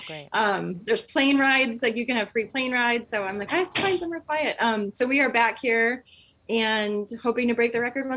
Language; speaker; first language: English; native; English